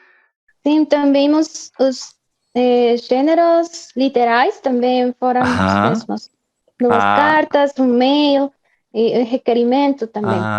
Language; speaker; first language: Portuguese; non-native, fluent; Spanish